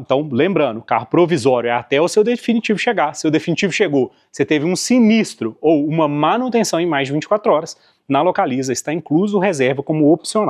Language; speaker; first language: Portuguese; native; Portuguese